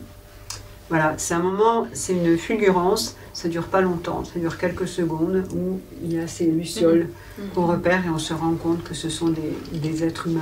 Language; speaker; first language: French; native; French